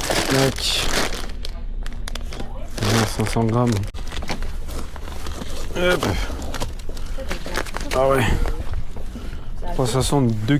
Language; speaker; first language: French; native; French